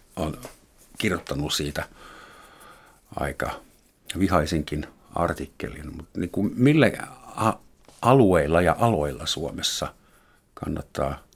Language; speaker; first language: Finnish; non-native, fluent; German